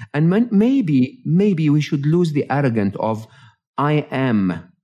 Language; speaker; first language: English; non-native, fluent; Arabic